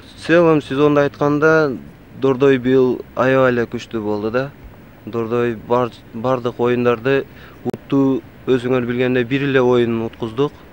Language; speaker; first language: Kyrgyz; non-native, local second language; Tajik